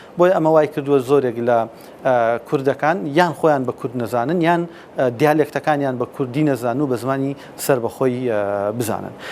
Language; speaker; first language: Central Kurdish; native; Central Kurdish